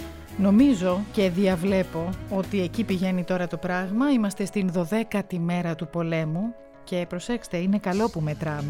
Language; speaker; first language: Greek; native; Greek